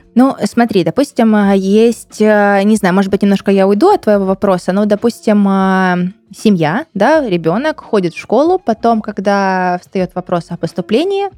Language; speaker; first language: Russian; native; Russian